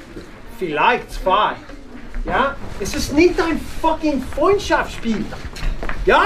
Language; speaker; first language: German; non-native, fluent; English